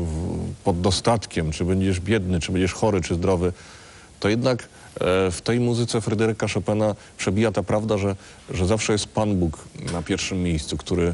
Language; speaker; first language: Polish; native; Polish